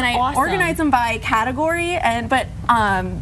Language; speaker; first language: English; native; English